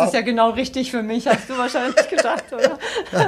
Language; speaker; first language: German; native; German